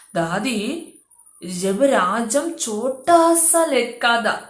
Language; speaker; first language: Hindi; non-native, local second language; Malayalam